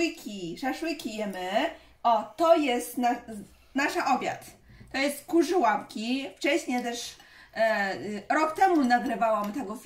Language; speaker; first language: Polish; non-native, learner; Chinese